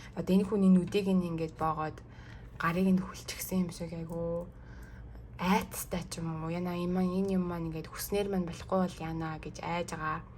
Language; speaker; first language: Mongolian; early bilingual, heritage; Mongolian